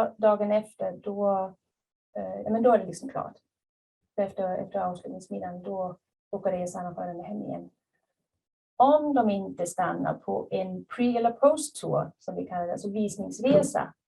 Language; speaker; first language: Swedish; native; Swedish